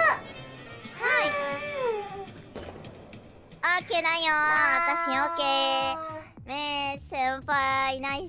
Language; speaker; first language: Japanese; non-native, learner; Indonesian